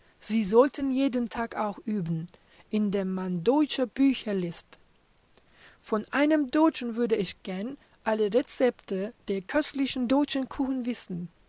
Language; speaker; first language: German; non-native, fluent; Turkish